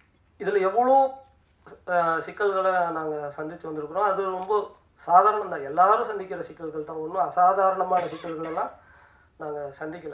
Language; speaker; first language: Tamil; native; Tamil